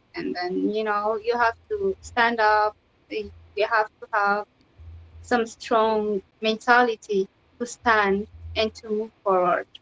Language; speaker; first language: English; non-native, fluent; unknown